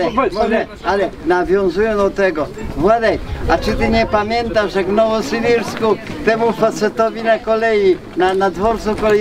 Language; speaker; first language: Polish; native; Polish